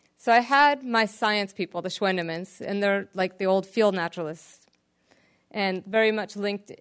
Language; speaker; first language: English; native; English